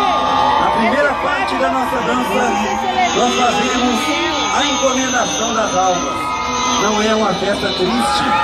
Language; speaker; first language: Portuguese; native; Portuguese